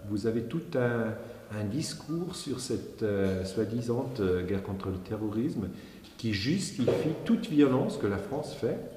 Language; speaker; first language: French; non-native, local second language; German